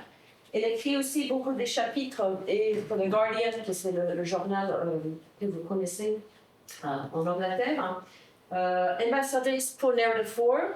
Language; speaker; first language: French; non-native, fluent; English